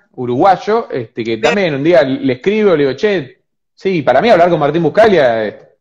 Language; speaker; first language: Spanish; native; Spanish